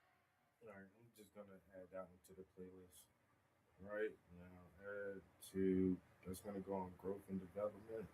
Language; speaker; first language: English; native; English